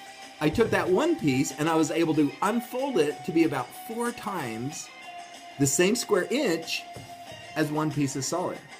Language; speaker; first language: English; native; English